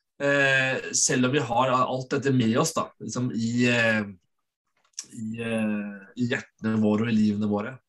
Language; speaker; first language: Norwegian; native; Norwegian